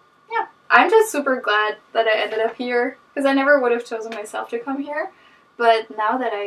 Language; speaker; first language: English; non-native, fluent; German